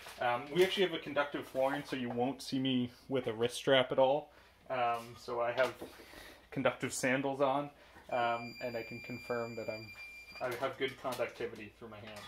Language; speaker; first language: English; native; English